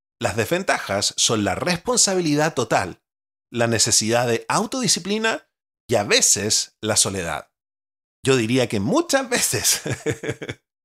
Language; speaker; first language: Spanish; native; Spanish